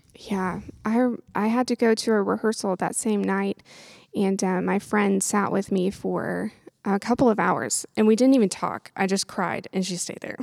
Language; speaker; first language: English; native; English